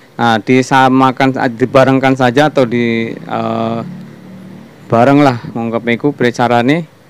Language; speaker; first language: Indonesian; non-native, local second language; Javanese